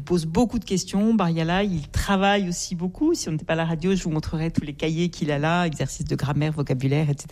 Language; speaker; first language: French; native; French